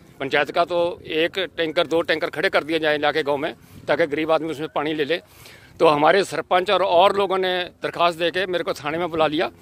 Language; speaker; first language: Hindi; native; Hindi